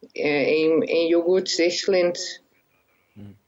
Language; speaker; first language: Portuguese; non-native, fluent; Dutch